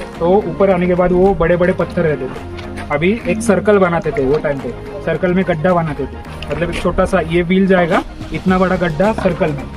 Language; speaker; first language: Hindi; non-native, local second language; Marathi